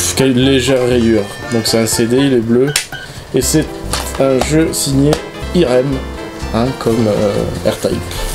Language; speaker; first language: French; native; French